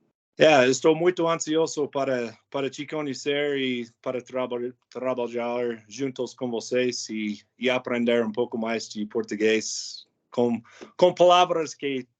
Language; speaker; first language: Portuguese; non-native, learner; English